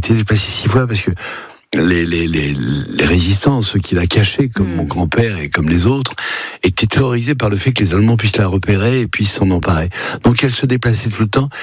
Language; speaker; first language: French; native; French